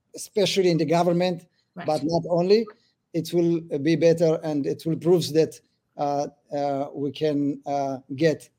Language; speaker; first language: English; early bilingual, other home language; Amharic